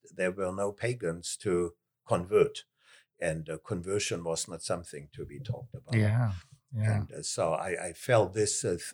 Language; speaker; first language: English; non-native, fluent; German